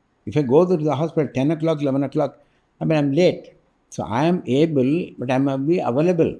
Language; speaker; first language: English; non-native, local second language; Tamil